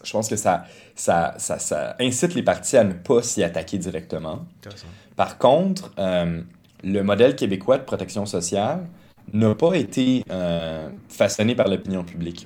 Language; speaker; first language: French; native; French